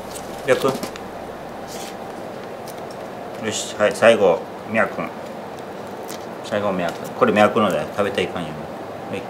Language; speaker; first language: Japanese; native; Japanese